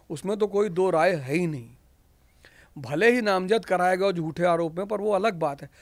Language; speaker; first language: Hindi; native; Hindi